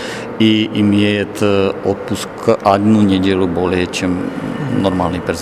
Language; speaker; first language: Russian; non-native, learner; Slovak